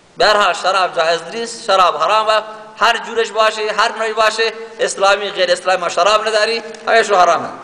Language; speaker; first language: Persian; non-native, local second language; Baluchi